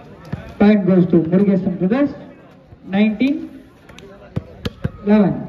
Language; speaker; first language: English; non-native, local second language; Tamil